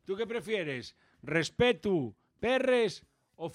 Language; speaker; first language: Spanish; native; Spanish